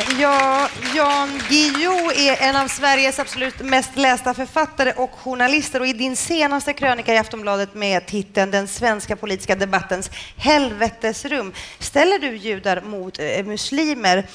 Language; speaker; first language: Swedish; native; Swedish